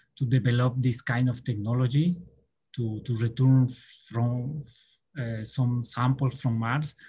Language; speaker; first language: English; non-native, learner; Spanish